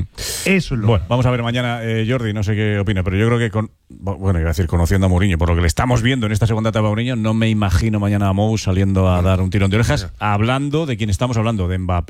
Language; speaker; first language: Spanish; native; Spanish